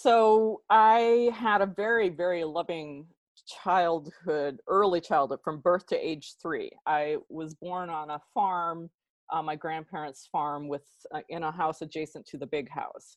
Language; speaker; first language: English; early bilingual, other home language; Pennsylvania German